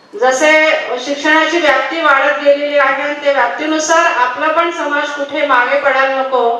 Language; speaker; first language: Marathi; non-native, local second language; Telugu